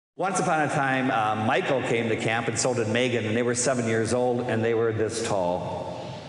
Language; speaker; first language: English; native; English